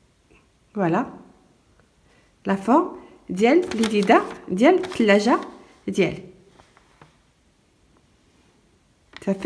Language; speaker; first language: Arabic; native; Arabic